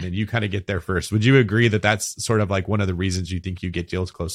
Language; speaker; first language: English; native; English